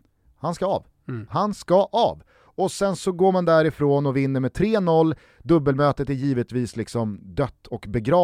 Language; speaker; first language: Swedish; native; Swedish